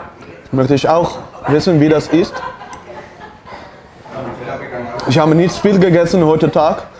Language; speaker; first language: German; non-native, learner; Dutch